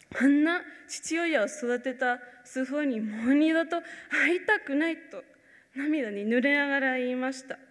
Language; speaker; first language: Japanese; non-native, fluent; Spanish